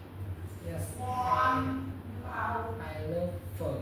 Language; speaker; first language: English; non-native, learner; Vietnamese